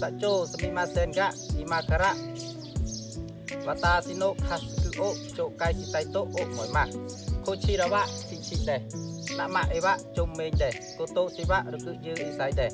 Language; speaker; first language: Japanese; non-native, learner; Khmer